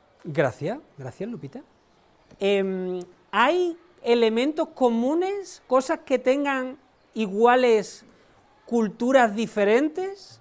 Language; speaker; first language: Spanish; native; Spanish